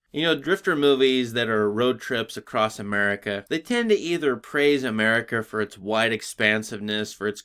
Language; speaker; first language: English; native; English